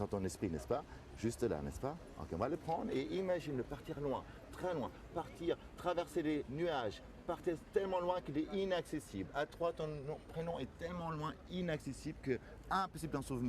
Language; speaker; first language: French; native; French